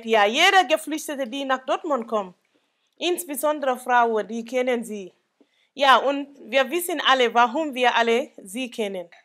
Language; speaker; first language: German; non-native, local second language; Mandingo